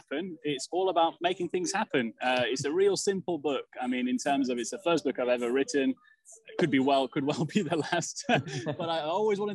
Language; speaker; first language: English; native; English